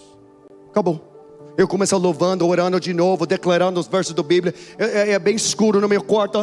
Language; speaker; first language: Portuguese; non-native, learner; English